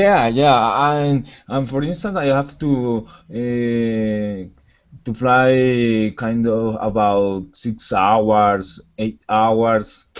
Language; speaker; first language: English; non-native, learner; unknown